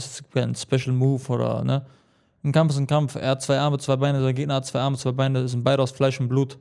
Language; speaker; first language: German; early bilingual, other home language; Chechen